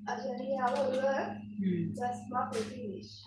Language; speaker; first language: Arabic; non-native, learner; Tigrinya